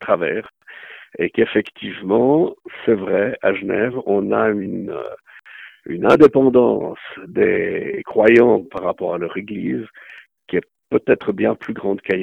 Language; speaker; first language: French; native; French